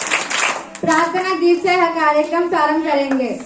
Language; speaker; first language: Hindi; non-native, local second language; Telugu